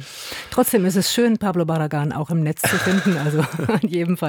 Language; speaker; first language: German; native; German